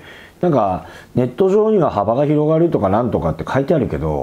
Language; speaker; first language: Japanese; native; Japanese